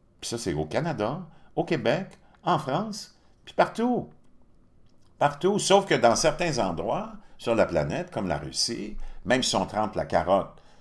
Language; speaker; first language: French; native; French